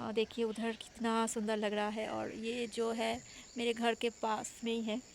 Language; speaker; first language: Hindi; non-native, local second language; Bangla